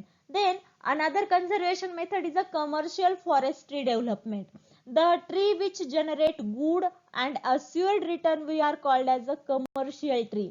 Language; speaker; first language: English; non-native, local second language; Marathi